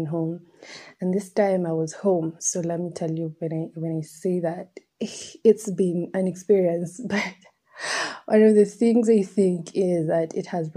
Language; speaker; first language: English; non-native, local second language; Swahili